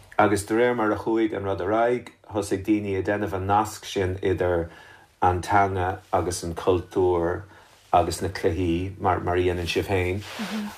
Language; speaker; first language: Irish; native; Irish